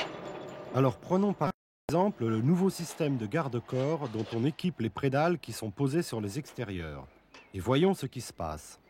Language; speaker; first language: French; native; French